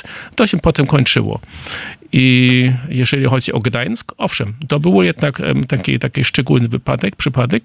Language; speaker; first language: Polish; non-native, fluent; German